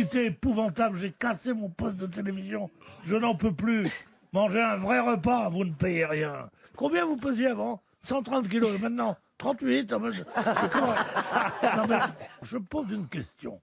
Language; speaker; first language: French; native; French